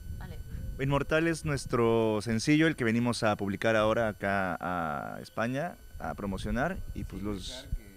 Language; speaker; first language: Spanish; native; Spanish